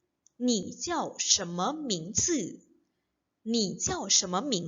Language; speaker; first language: Chinese; non-native, fluent; Indonesian